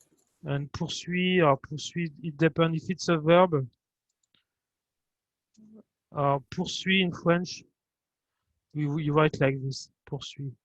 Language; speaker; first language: English; non-native, fluent; French